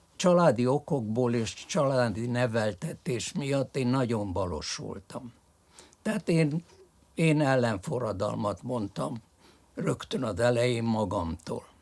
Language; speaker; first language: Hungarian; early bilingual, other home language; French